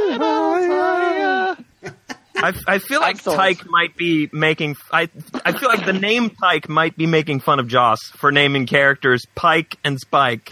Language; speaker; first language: English; non-native, fluent; Swedish